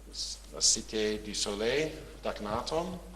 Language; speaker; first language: French; non-native, fluent; English